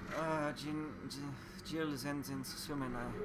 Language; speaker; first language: Japanese; non-native, learner; English